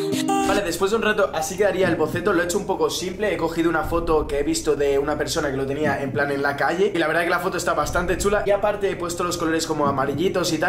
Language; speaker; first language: Spanish; native; Spanish